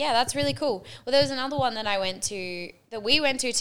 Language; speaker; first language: English; native; English